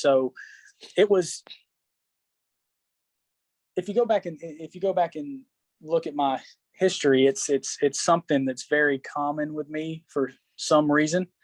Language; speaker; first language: English; native; English